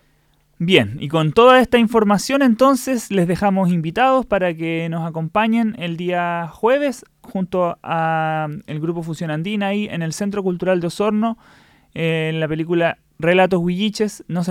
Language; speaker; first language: Spanish; native; Spanish